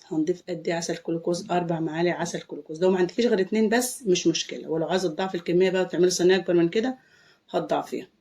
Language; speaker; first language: Arabic; native; Arabic